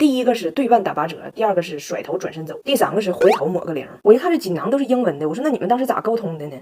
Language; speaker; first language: Chinese; native; Chinese